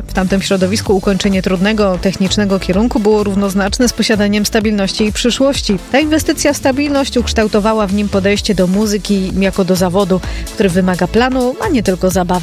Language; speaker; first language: Polish; native; Polish